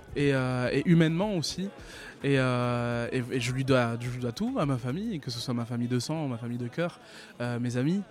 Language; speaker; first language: French; native; French